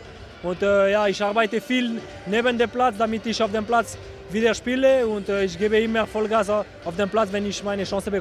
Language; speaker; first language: German; non-native, local second language; French